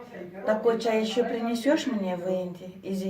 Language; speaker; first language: Russian; non-native, local second language; Kyrgyz